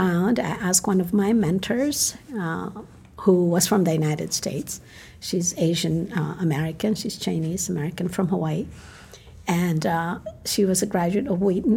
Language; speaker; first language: English; non-native, local second language; Filipino